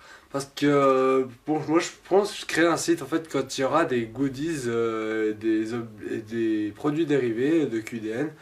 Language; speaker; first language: French; native; French